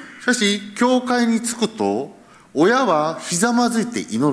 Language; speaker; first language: Japanese; early bilingual, heritage; Japanese